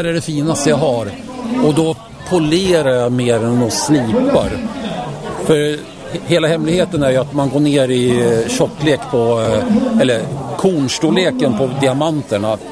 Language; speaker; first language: Swedish; native; Swedish